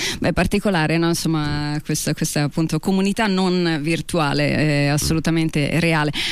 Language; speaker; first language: Italian; native; Italian